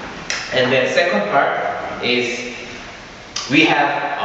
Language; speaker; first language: English; non-native, learner; Korean